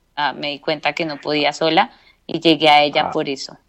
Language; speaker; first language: Spanish; native; Spanish